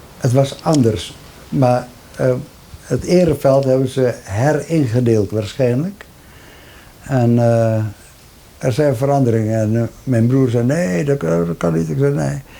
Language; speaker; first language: Dutch; early bilingual, other home language; Javanese